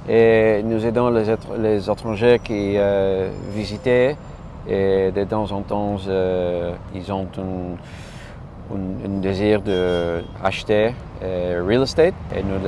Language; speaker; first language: French; non-native, learner; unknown